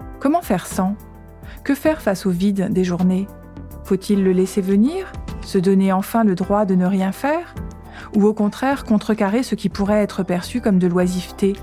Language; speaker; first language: French; native; French